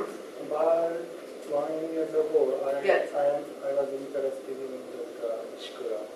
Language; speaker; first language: English; non-native, learner; Japanese